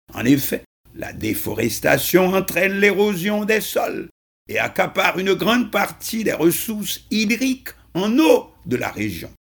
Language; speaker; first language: French; non-native, local second language; Haitian Creole